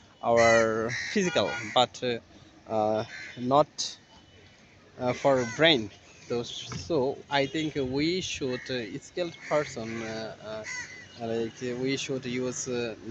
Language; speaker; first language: English; non-native, learner; Bangla